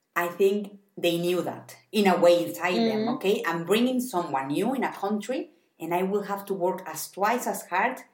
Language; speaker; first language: English; non-native, fluent; Spanish